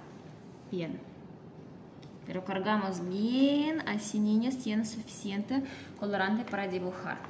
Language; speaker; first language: Spanish; non-native, fluent; Russian